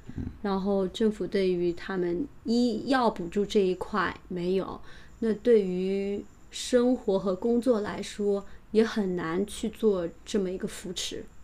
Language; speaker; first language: Chinese; native; Chinese